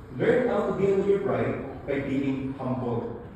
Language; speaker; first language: English; non-native, local second language; Filipino